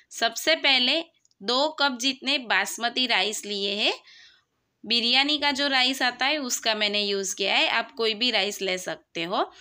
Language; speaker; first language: Hindi; non-native, local second language; Gujarati